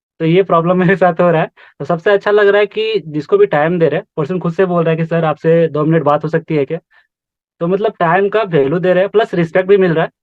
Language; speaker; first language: Hindi; native; Hindi